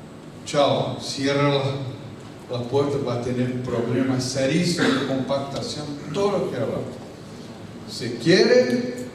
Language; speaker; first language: Spanish; non-native, fluent; Portuguese